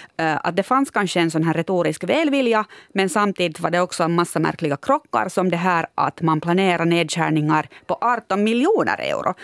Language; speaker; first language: Swedish; native; Swedish